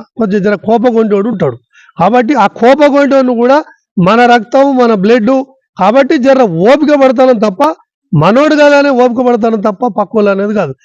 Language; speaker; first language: Telugu; native; Telugu